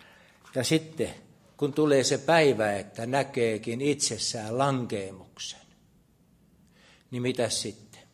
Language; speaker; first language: Finnish; native; Finnish